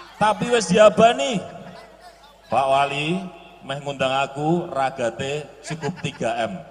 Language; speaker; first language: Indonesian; non-native, local second language; Javanese